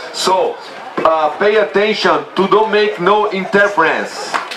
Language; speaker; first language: English; non-native, learner; Portuguese